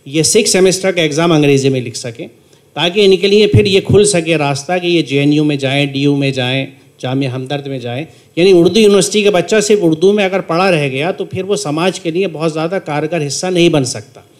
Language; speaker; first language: Urdu; native; Urdu